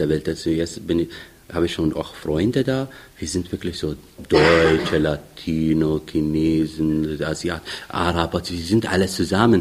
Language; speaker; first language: German; non-native, fluent; Arabic